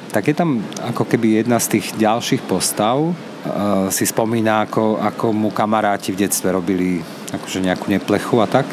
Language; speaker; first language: Slovak; native; Slovak